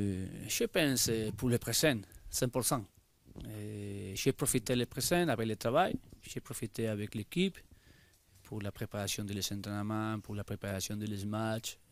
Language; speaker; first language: French; non-native, learner; Spanish